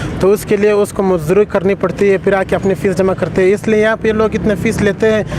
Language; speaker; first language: Urdu; non-native, local second language; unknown